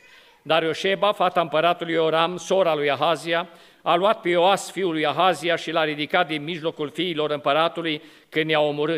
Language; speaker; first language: Romanian; native; Romanian